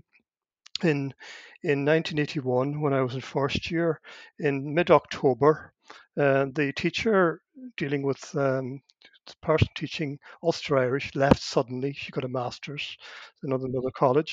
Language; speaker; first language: English; non-native, local second language; Irish